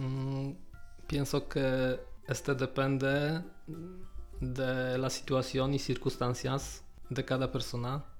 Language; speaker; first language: Spanish; non-native, learner; Polish